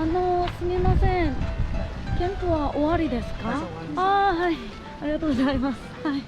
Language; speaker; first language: Japanese; non-native, learner; Korean